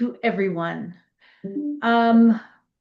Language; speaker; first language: English; native; English